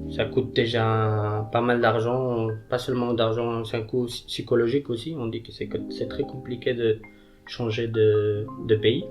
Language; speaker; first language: French; non-native, fluent; Spanish